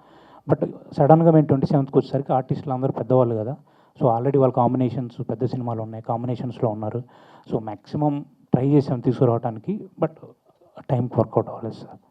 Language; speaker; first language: Telugu; native; Telugu